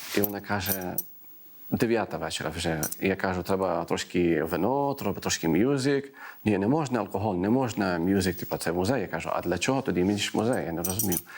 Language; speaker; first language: Ukrainian; non-native, fluent; Greek